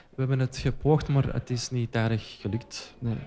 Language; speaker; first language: Dutch; native; Dutch